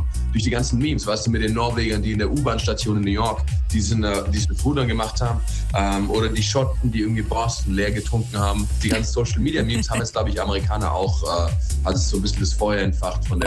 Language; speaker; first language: German; native; German